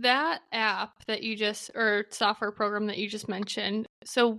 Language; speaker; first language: English; native; English